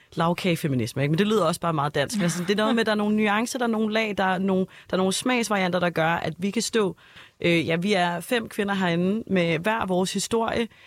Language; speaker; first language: Danish; native; Danish